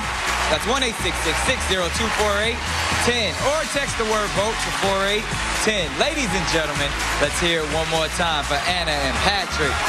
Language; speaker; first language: English; native; English